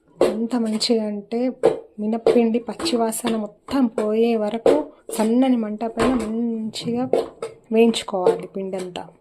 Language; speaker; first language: Telugu; non-native, local second language; Marathi